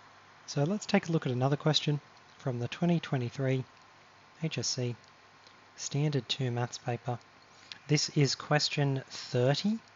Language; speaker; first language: English; native; English